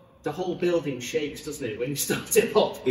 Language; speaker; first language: English; native; English